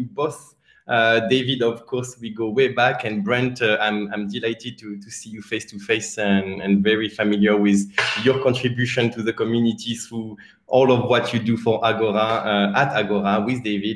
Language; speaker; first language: English; non-native, fluent; French